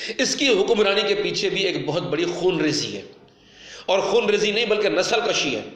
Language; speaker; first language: Urdu; non-native, local second language; Sindhi